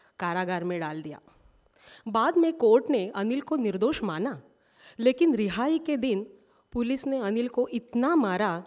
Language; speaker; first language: Hindi; non-native, local second language; Marathi